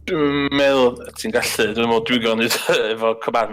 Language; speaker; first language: Welsh; native; Welsh